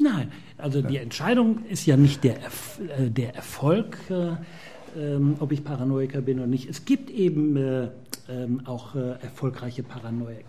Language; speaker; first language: German; native; German